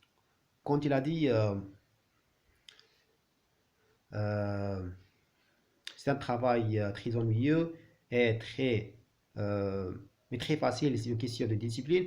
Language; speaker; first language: French; non-native, learner; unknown